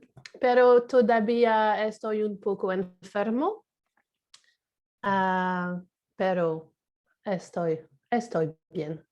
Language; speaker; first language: Spanish; non-native, learner; English